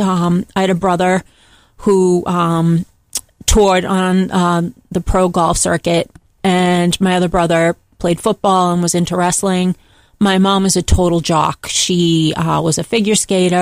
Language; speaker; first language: English; native; English